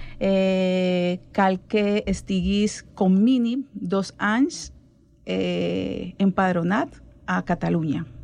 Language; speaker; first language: Catalan; non-native, learner; Spanish